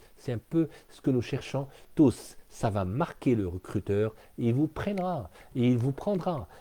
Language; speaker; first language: French; non-native, local second language; Arabic